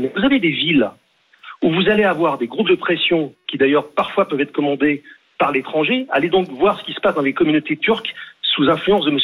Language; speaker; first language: French; native; French